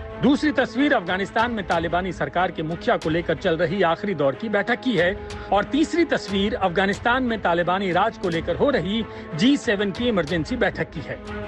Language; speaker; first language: Hindi; native; Hindi